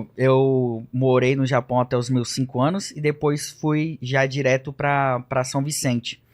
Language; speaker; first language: Portuguese; early bilingual, other home language; Japanese